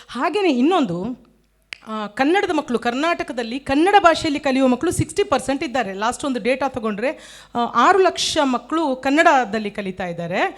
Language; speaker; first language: Kannada; non-native, local second language; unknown